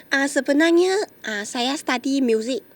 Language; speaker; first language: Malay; non-native, local second language; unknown